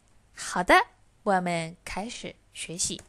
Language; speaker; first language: Chinese; non-native, fluent; Indonesian